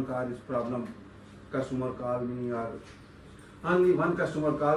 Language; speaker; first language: English; non-native, learner; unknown